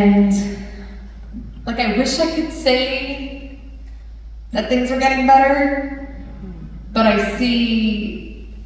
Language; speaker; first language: English; early bilingual, other home language; Punjabi